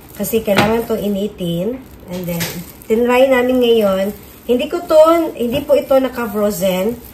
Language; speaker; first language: Filipino; native; Filipino